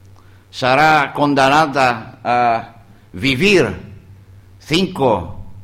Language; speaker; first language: Spanish; non-native, learner; Greek